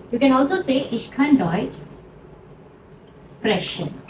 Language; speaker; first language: German; non-native, fluent; Hindi